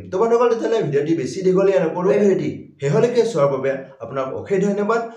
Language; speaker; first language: Assamese; non-native, local second language; Karbi